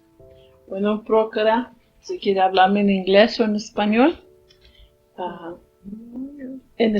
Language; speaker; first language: Spanish; early bilingual, heritage; Spanish